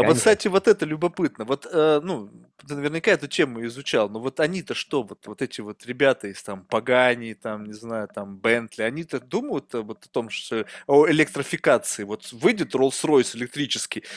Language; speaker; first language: Russian; native; Russian